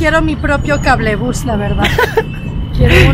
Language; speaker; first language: Spanish; non-native, fluent; French